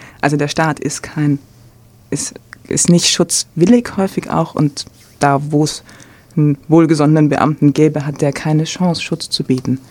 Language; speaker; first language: German; native; German